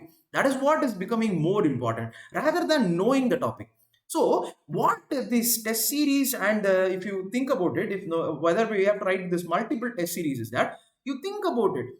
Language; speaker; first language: English; non-native, local second language; Tamil